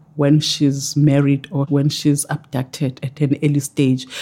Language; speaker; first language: English; non-native, local second language; Zulu